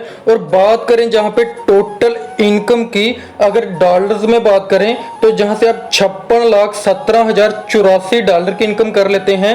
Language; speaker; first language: Hindi; native; Hindi